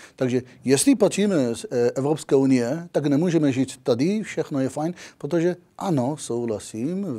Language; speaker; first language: Czech; non-native, learner; Hebrew